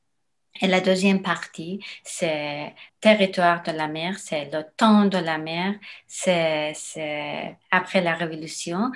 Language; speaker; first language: French; non-native, learner; Persian